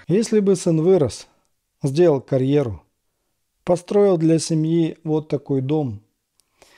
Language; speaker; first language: Russian; native; Russian